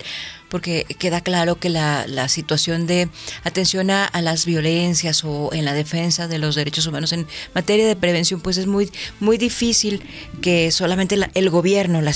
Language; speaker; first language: Spanish; native; Spanish